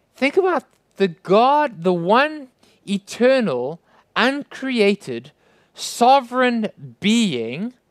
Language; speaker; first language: English; native; English